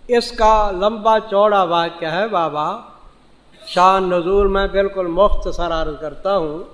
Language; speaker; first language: Urdu; non-native, local second language; Saraiki